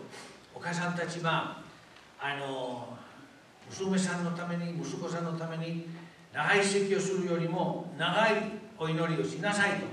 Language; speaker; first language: Japanese; non-native, fluent; Spanish